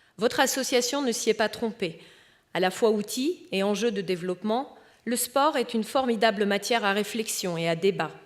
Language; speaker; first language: French; early bilingual, other home language; Romanian